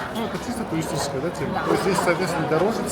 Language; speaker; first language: Russian; native; Russian